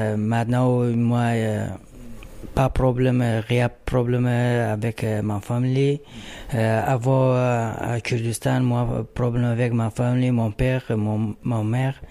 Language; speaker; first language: French; non-native, learner; Kurdish